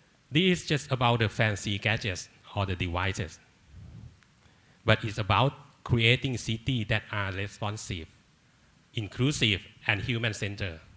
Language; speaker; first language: English; non-native, learner; Thai